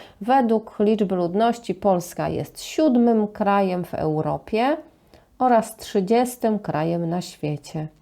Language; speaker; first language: Polish; native; Polish